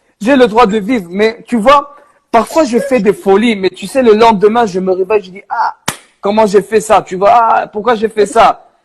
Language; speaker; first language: French; non-native, local second language; Arabic